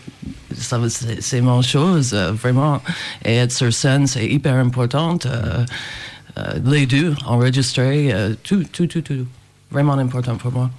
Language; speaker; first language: French; non-native, fluent; English